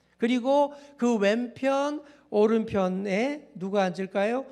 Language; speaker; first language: Korean; native; Korean